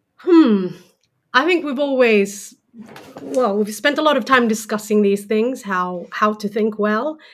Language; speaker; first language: English; non-native, fluent; Swedish